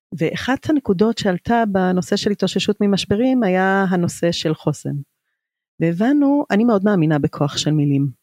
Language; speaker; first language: Hebrew; early bilingual, other home language; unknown